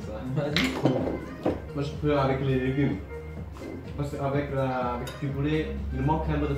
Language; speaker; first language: French; non-native, fluent; Chinese